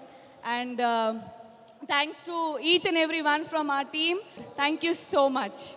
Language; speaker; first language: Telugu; non-native, learner; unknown